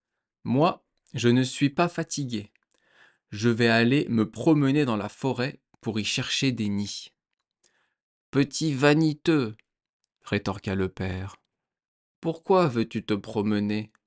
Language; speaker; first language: French; native; French